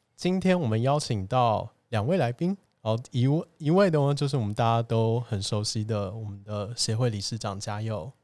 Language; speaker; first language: Chinese; native; Chinese